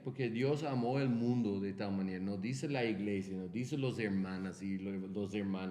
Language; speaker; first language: Spanish; non-native, fluent; Portuguese